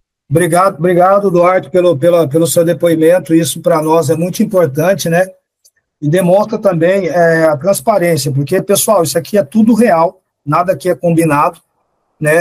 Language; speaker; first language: Portuguese; native; Portuguese